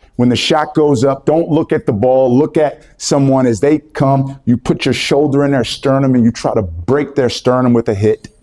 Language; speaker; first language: English; native; English